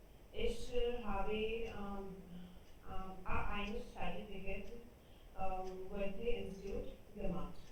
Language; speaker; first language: German; non-native, learner; Hindi